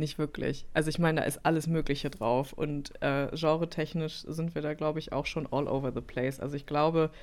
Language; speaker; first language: German; native; German